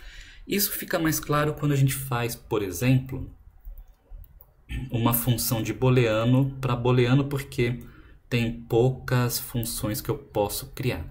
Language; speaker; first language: Portuguese; native; Portuguese